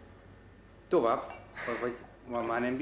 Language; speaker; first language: Hungarian; non-native, fluent; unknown